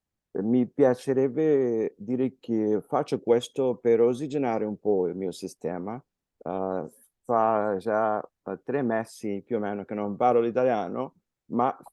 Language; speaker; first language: Italian; non-native, fluent; Spanish